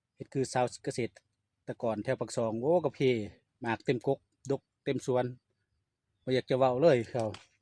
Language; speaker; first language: Lao; native; Lao